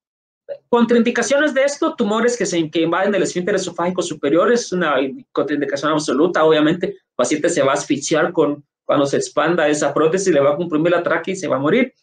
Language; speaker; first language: Spanish; native; Spanish